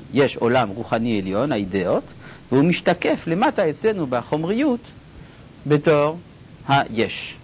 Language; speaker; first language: Hebrew; non-native, fluent; French